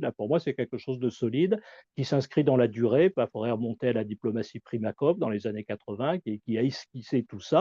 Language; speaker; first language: French; native; French